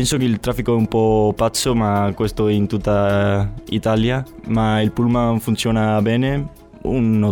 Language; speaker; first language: Italian; non-native, learner; Spanish